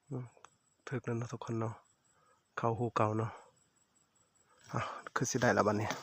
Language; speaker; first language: Thai; non-native, local second language; Northeastern Thai